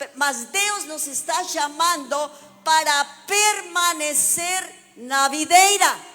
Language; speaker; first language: Portuguese; non-native, fluent; Spanish